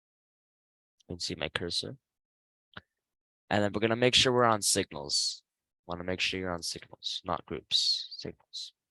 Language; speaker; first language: English; native; English